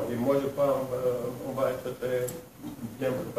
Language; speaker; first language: French; non-native, fluent; German